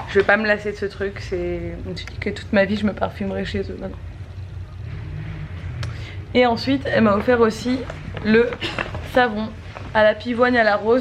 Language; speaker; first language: French; native; French